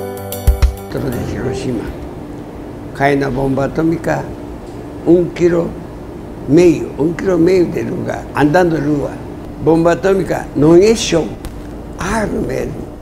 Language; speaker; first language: Portuguese; non-native, learner; Japanese